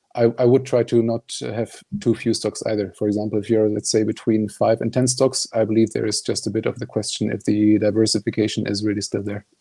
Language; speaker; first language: English; non-native, fluent; German